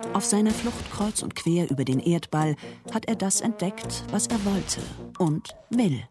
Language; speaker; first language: German; native; German